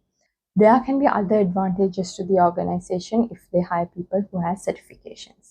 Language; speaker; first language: English; non-native, local second language; Sinhala